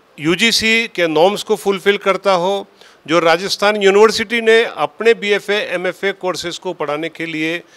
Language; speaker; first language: Hindi; native; Hindi